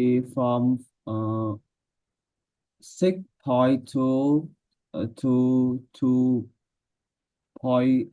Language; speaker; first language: English; non-native, learner; Vietnamese